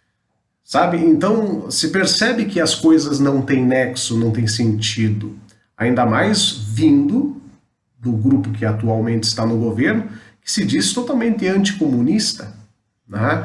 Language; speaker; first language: Portuguese; native; Portuguese